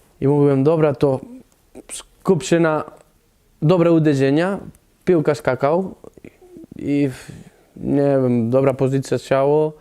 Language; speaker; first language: Polish; non-native, learner; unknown